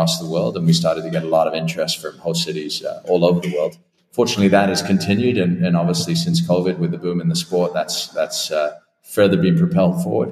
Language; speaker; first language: English; native; English